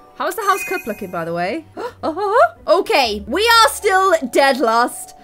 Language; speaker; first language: English; native; English